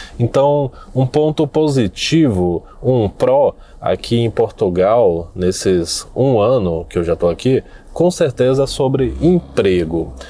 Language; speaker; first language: Portuguese; native; Portuguese